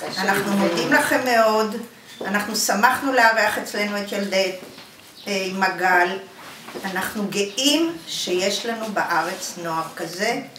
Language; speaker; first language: Hebrew; native; Hebrew